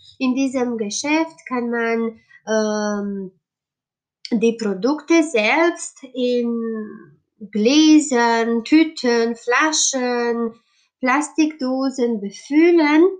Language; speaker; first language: German; non-native, learner; Romanian